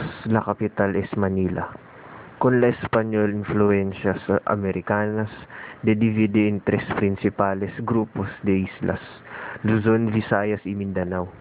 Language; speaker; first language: Spanish; non-native, learner; Filipino